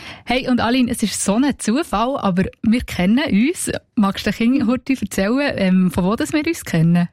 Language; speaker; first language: German; native; German